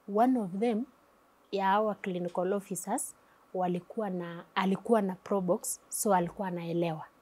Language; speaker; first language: Swahili; non-native, local second language; Kalaallisut